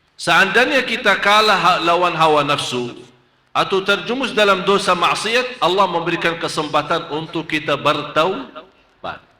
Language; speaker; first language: Malay; non-native, fluent; Arabic